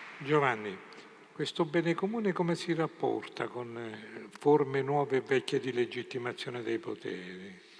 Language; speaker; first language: Italian; native; Italian